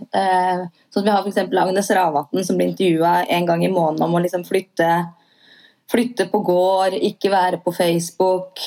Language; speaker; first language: Norwegian; native; Norwegian